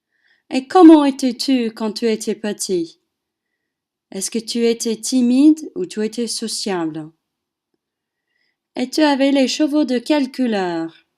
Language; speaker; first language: French; non-native, learner; English